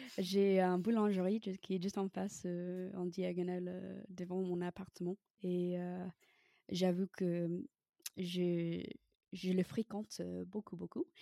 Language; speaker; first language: French; non-native, fluent; English